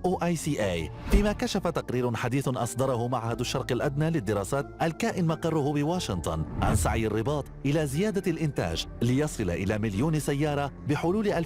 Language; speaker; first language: Arabic; native; Arabic